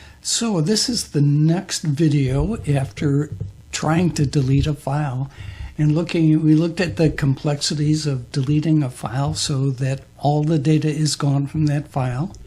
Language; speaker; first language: English; native; English